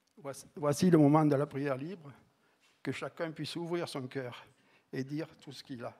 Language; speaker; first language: French; native; French